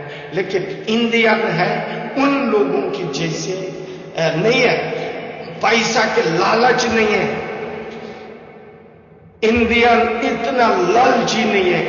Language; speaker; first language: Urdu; non-native, learner; Uyghur